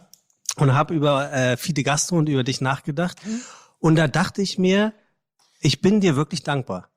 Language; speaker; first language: German; native; German